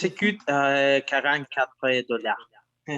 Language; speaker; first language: French; non-native, learner; Spanish